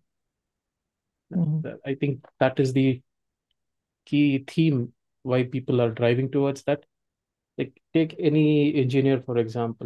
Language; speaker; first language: English; non-native, local second language; Kannada